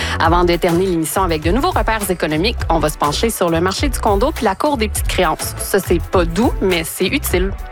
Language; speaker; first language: French; native; French